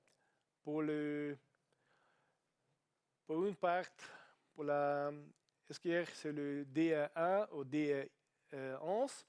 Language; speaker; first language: French; non-native, learner; Italian